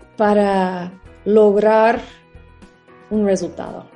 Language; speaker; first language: Spanish; non-native, fluent; English